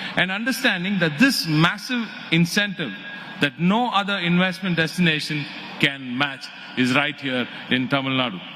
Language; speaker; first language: English; non-native, local second language; Tamil